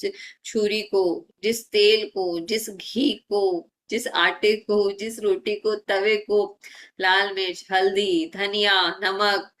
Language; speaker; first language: Hindi; native; Hindi